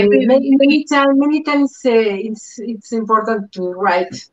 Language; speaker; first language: English; non-native, learner; Spanish